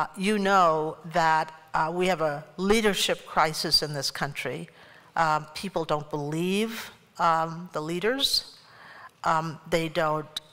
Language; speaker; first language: English; native; English